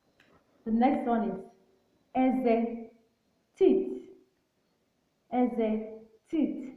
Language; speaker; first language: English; non-native, local second language; Igbo